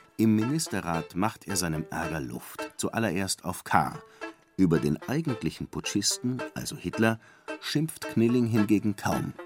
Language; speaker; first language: German; native; German